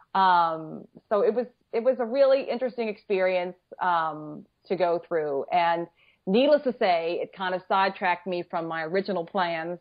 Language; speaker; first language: English; native; English